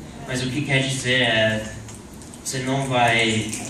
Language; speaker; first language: Portuguese; non-native, learner; English